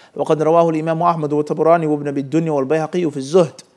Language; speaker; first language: Arabic; non-native, fluent; English